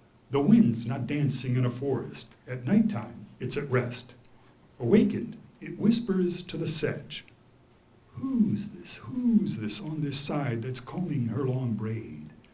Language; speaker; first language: English; early bilingual, other home language; Ukrainian